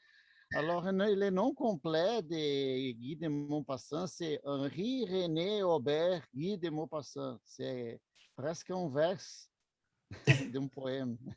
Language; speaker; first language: French; non-native, learner; Portuguese